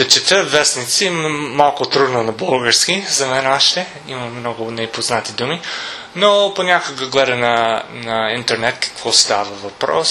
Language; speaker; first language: Bulgarian; non-native, learner; English